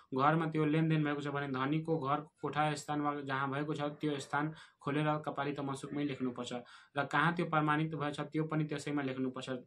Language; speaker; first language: Nepali; non-native, local second language; Bhojpuri